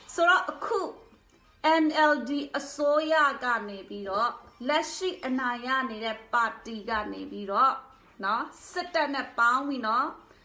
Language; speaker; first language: Burmese; non-native, local second language; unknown